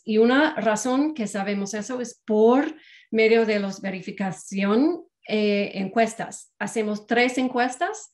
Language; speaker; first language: Spanish; non-native, fluent; English